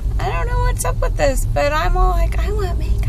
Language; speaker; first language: English; native; English